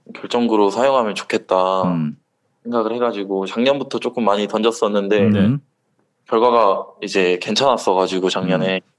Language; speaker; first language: Korean; native; Korean